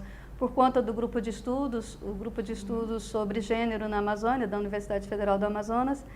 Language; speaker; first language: Portuguese; native; Portuguese